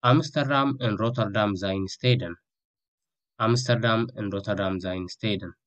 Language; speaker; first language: Dutch; non-native, fluent; Tigrinya